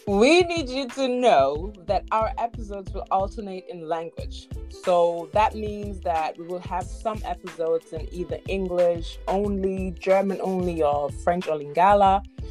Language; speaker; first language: English; non-native, fluent; Lingala